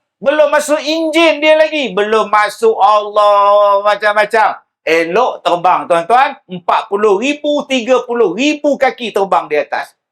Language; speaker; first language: Malay; native; Malay